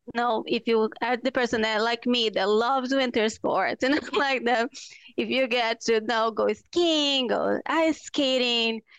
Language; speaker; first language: English; non-native, fluent; Portuguese